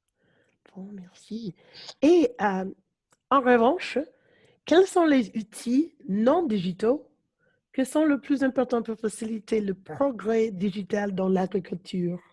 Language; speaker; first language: French; non-native, learner; English